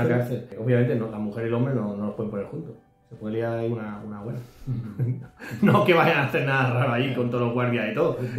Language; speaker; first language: Spanish; native; Spanish